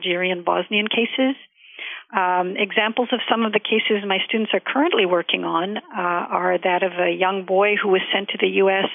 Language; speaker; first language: English; non-native, local second language; Urdu